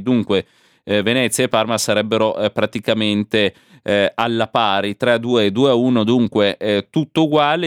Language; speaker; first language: Italian; native; Italian